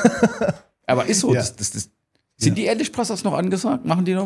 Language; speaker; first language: German; native; German